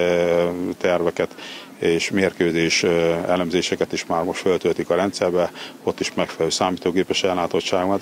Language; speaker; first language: Hungarian; native; Hungarian